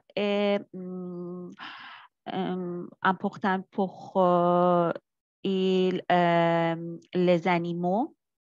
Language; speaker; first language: French; non-native, learner; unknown